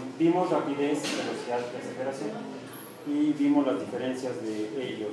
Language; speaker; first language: Spanish; native; Spanish